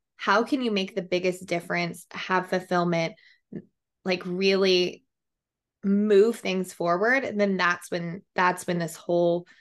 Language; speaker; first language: English; native; English